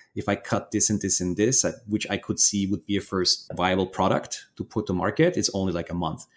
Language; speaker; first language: English; non-native, fluent; German